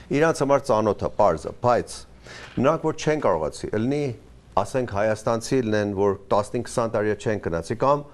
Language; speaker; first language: Armenian; early bilingual, heritage; Armenian